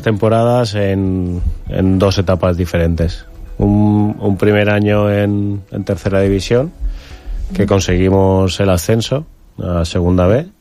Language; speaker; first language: Spanish; native; Spanish